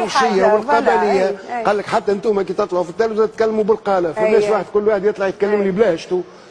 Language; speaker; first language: Arabic; native; Arabic